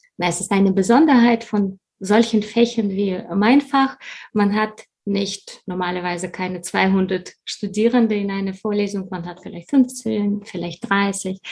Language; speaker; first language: German; non-native, fluent; Russian